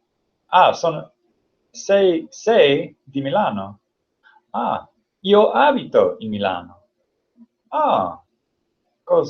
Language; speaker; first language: Italian; non-native, learner; English